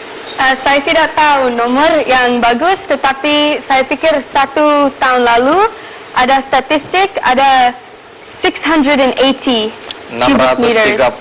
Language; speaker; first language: Indonesian; non-native, local second language; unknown